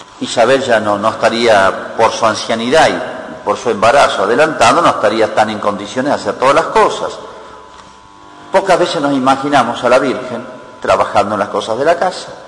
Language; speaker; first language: Spanish; native; Spanish